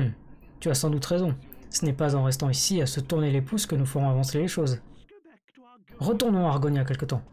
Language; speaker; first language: French; native; French